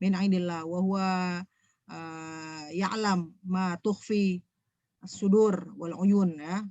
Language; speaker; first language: Arabic; non-native, fluent; Indonesian